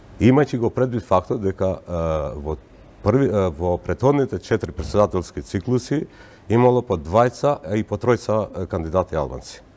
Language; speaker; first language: Macedonian; non-native, local second language; Albanian